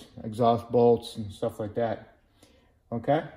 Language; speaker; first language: English; native; English